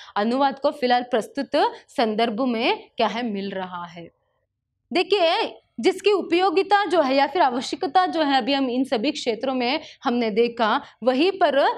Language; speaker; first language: Hindi; non-native, local second language; Kannada